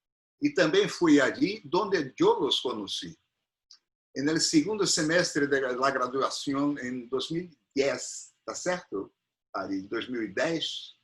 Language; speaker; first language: Spanish; non-native, fluent; Portuguese